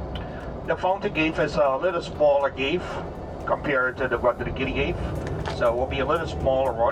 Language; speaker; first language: English; non-native, fluent; Papiamento